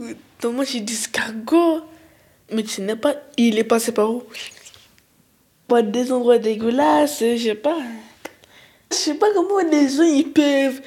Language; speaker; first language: French; early bilingual, other home language; Arabic